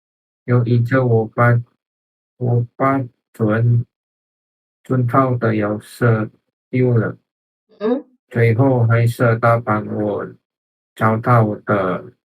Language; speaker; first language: Chinese; non-native, learner; Indonesian